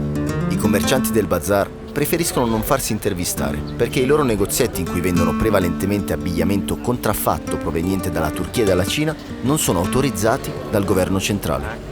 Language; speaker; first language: Italian; native; Italian